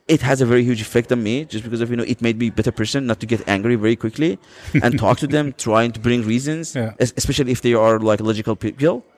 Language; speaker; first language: English; non-native, fluent; Azerbaijani